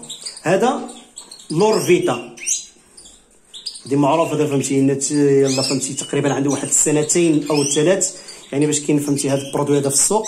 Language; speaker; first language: Arabic; native; Arabic